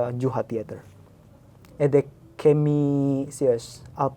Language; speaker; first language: Albanian; non-native, learner; Indonesian